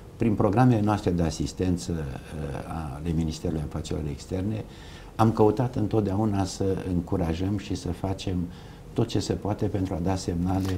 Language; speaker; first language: Romanian; native; Romanian